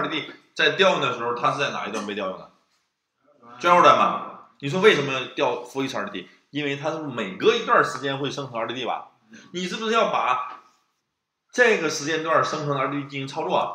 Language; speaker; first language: Chinese; native; Chinese